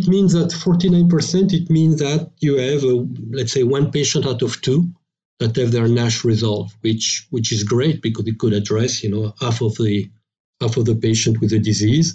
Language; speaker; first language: English; non-native, fluent; French